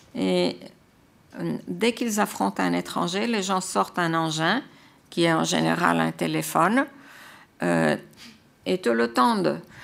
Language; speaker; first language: French; non-native, fluent; Croatian